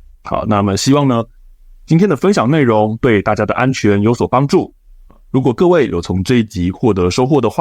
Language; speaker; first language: Chinese; native; Chinese